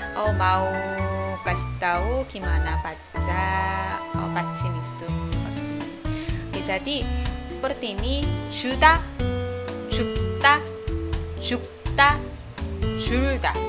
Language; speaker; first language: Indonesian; non-native, learner; Korean